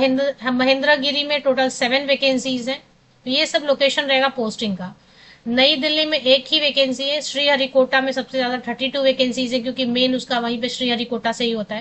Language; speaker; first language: Hindi; native; Hindi